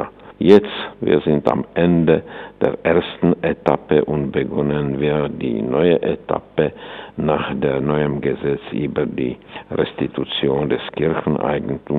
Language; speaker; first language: German; non-native, fluent; Czech